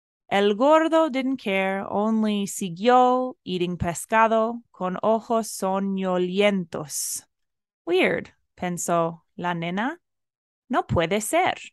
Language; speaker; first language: Spanish; non-native, fluent; English